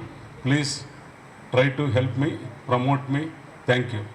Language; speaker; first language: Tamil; non-native, learner; Telugu